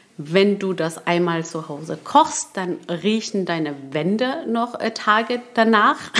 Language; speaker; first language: German; early bilingual, other home language; Persian